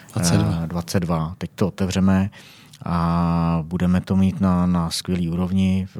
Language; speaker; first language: Czech; native; Czech